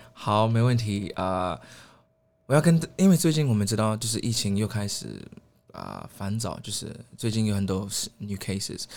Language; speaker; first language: Chinese; non-native, fluent; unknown